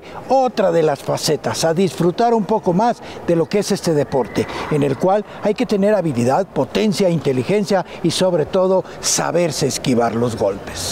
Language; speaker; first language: Spanish; native; Spanish